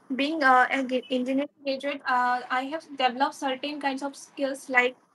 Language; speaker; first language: English; non-native, local second language; Assamese